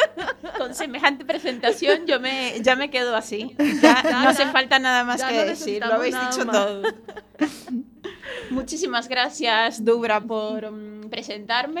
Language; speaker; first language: Spanish; native; Spanish